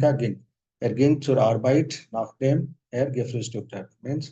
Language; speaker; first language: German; non-native, fluent; Hindi